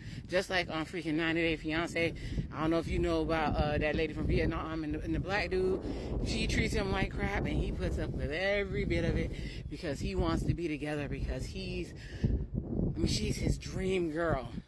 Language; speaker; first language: English; native; English